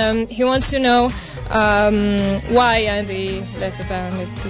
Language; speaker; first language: English; non-native, fluent; Spanish